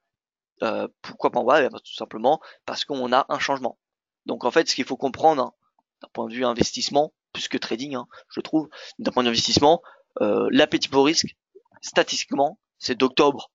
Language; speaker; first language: French; native; French